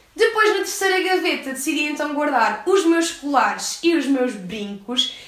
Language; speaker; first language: Portuguese; early bilingual, heritage; English